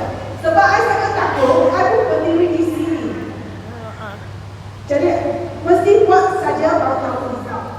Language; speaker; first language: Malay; non-native, local second language; Chinese